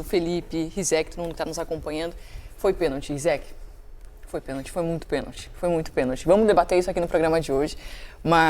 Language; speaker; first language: Portuguese; native; Portuguese